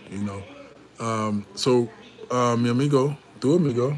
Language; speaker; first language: Spanish; non-native, learner; English